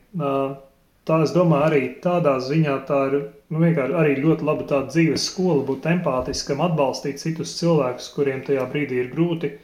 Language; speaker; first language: Latvian; native; Latvian